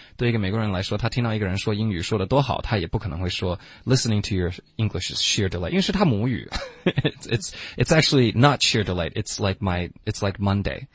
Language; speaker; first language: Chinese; non-native, fluent; English